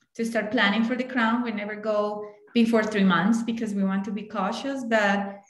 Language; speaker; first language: English; non-native, fluent; Spanish